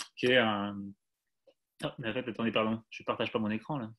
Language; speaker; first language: French; native; French